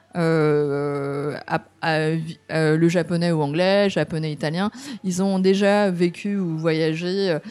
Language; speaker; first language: French; early bilingual, other home language; Cantonese